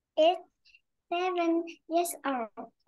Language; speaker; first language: English; non-native, learner; Vietnamese